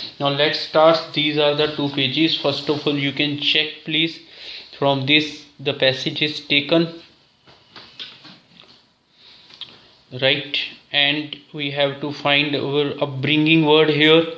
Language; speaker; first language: English; non-native, local second language; Hindi